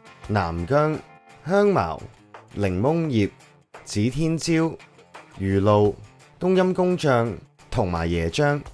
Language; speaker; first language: Cantonese; native; Cantonese